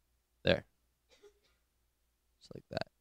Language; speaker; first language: English; native; English